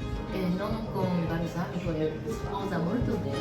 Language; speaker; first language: Italian; non-native, learner; Japanese